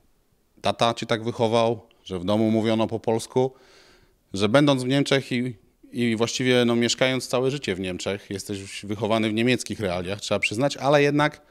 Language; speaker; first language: Polish; native; Polish